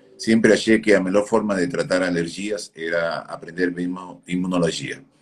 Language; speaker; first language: Portuguese; non-native, fluent; Spanish